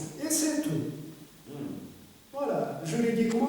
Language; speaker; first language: French; non-native, fluent; Russian